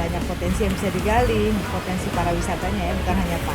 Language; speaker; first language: Indonesian; native; Indonesian